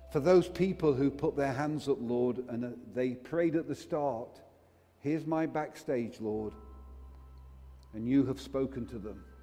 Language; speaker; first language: English; native; English